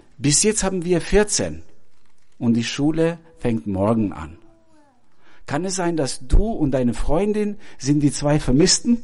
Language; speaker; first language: German; non-native, fluent; Albanian